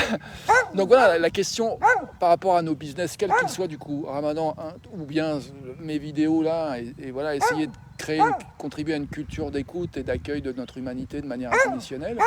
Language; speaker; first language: French; native; French